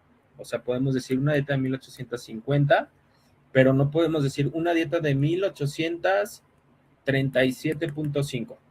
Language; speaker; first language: Spanish; native; Spanish